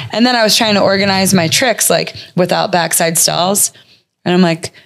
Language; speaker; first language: English; native; English